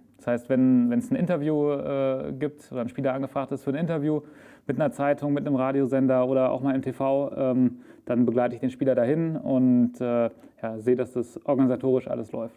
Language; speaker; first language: German; native; German